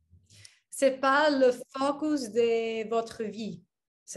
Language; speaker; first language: French; non-native, learner; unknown